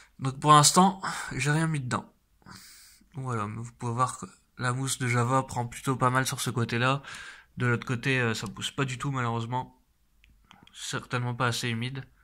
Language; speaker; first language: French; native; French